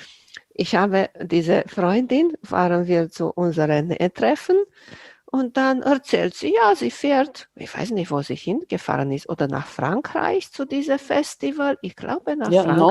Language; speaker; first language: German; non-native, fluent; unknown